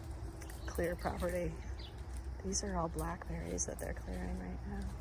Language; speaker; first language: English; native; English